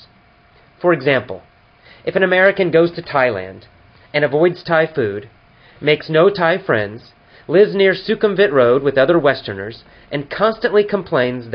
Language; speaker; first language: English; native; English